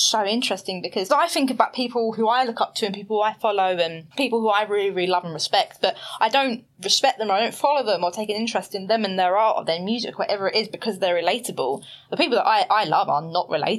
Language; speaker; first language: English; native; English